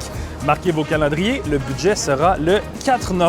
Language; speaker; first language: French; native; French